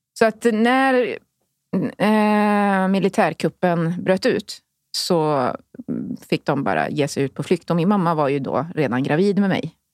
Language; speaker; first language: Swedish; early bilingual, other home language; Spanish